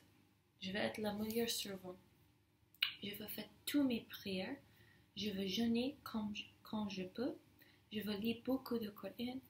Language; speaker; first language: French; non-native, fluent; English